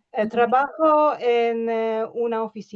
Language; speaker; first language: Spanish; non-native, learner; Norwegian